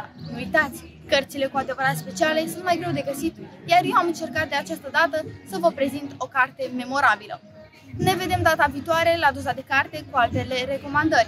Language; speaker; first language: Romanian; native; Romanian